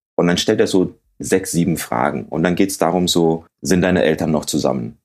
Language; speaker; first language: German; early bilingual, other home language; Akan